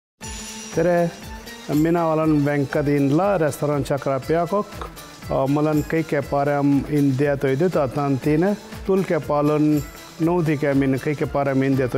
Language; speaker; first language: Estonian; non-native, learner; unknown